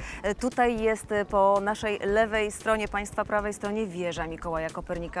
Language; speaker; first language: Polish; native; Polish